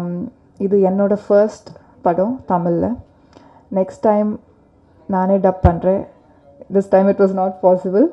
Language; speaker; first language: Tamil; non-native, learner; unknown